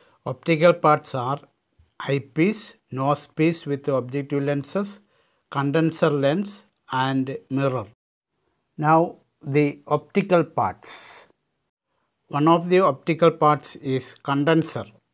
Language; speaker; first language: English; non-native, local second language; Malayalam